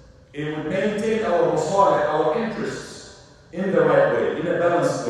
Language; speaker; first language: English; non-native, fluent; Arabic